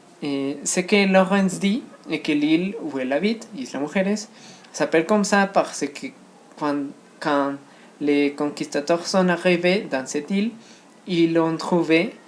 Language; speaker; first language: French; non-native, learner; Spanish